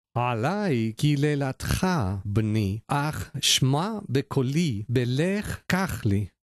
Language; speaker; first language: Hebrew; non-native, learner; Spanish